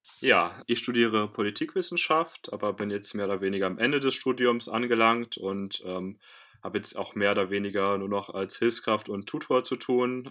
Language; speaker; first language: German; native; German